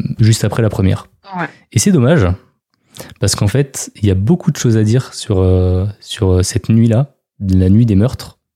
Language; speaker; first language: French; native; French